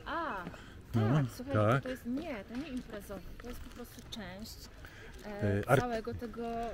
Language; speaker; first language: Polish; native; Polish